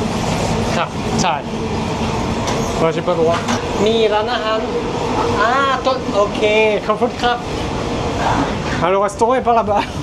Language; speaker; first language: Thai; non-native, learner; French